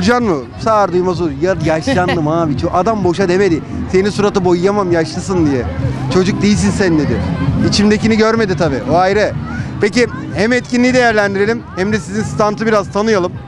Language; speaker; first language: Turkish; native; Turkish